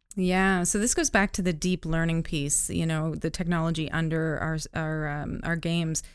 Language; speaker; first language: English; native; English